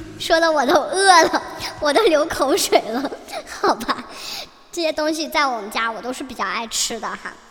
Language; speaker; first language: Chinese; native; Chinese